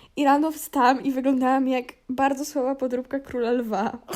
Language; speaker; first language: Polish; native; Polish